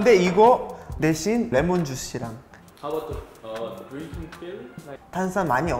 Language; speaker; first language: Korean; non-native, learner; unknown